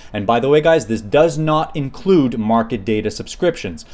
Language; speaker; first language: English; native; English